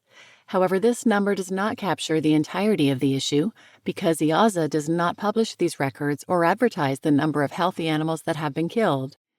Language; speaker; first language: English; native; English